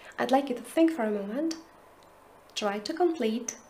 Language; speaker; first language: English; non-native, fluent; Polish